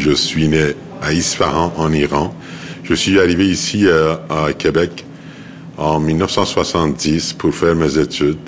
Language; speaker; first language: French; non-native, fluent; Persian